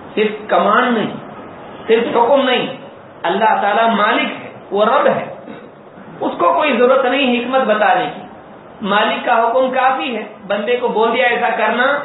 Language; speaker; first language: Urdu; native; Urdu